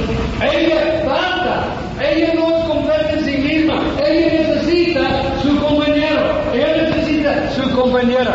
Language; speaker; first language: Spanish; non-native, fluent; English